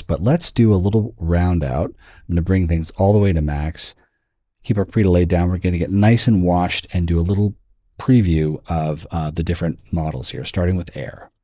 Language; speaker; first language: English; native; English